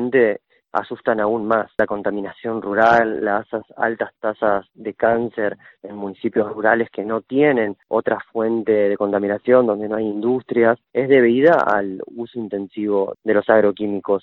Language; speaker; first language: Spanish; native; Spanish